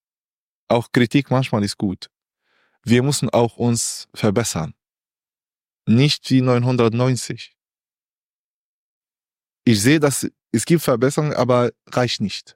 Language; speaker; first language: German; non-native, learner; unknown